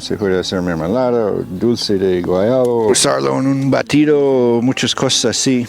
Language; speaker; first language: Spanish; non-native, fluent; English